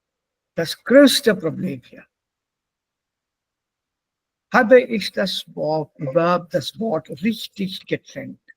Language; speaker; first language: German; non-native, fluent; Hindi